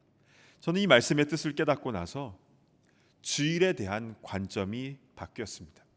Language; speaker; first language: Korean; native; Korean